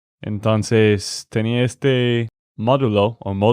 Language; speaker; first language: Spanish; non-native, fluent; English